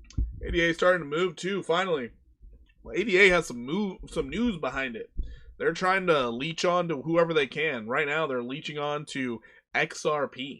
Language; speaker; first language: English; native; English